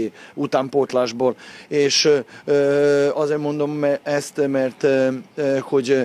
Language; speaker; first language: Hungarian; non-native, fluent; Serbian